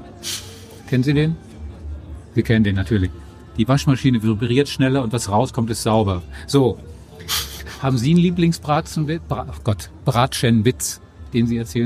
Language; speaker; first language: German; native; German